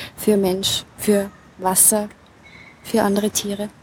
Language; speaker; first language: German; native; German